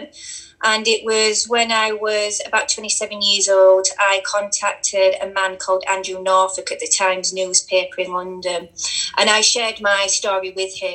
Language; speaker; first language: English; native; English